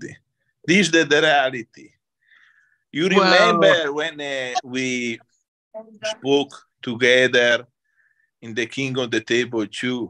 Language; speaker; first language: English; non-native, learner; Italian